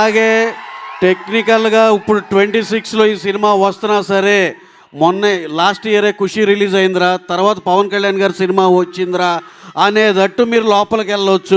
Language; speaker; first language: Telugu; native; Telugu